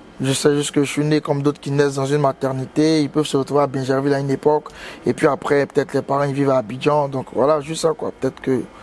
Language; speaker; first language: French; native; French